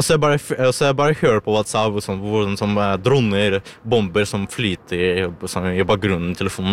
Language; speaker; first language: Norwegian; non-native, learner; Ukrainian